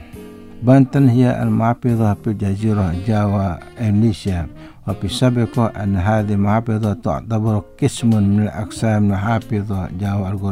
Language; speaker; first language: Arabic; non-native, fluent; Indonesian